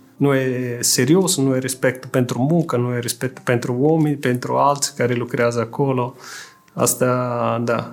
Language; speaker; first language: Romanian; non-native, fluent; Italian